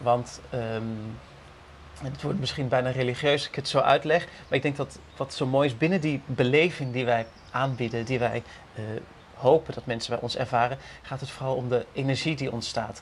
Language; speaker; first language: Dutch; native; Dutch